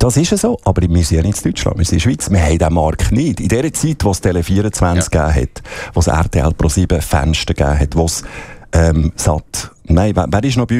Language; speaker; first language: German; native; German